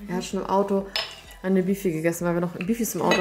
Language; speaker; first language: German; native; German